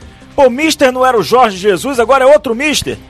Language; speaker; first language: Portuguese; native; Portuguese